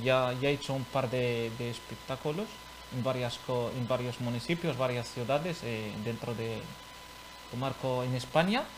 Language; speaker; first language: Spanish; non-native, fluent; Arabic